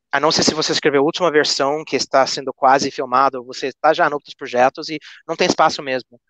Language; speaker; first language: Portuguese; non-native, fluent; English